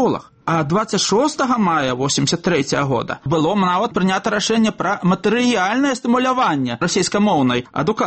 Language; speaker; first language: Belarusian; native; Belarusian